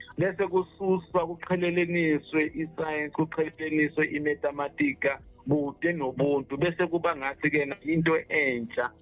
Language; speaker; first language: Zulu; native; Zulu